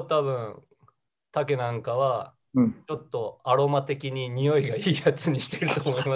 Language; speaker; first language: Japanese; native; Japanese